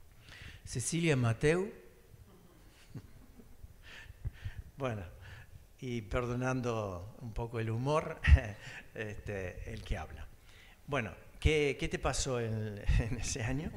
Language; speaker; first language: Spanish; early bilingual, other home language; English